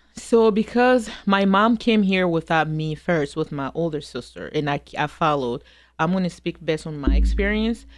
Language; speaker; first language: English; non-native, fluent; French